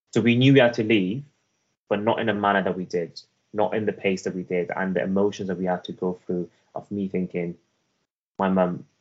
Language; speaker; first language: English; early bilingual, other home language; Persian